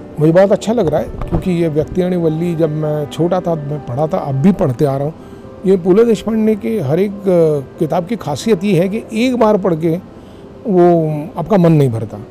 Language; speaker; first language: Hindi; non-native, local second language; Marathi